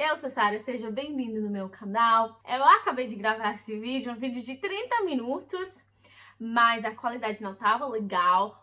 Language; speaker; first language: Portuguese; early bilingual, heritage; English